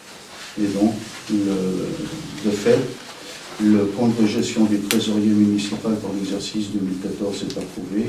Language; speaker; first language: French; native; French